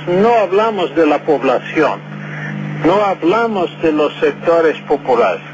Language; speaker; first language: Spanish; non-native, fluent; English